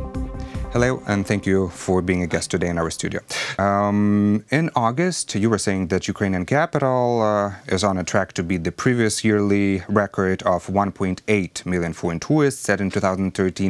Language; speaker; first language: English; non-native, fluent; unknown